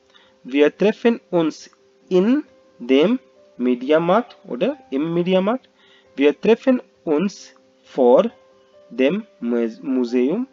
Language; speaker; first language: German; non-native, fluent; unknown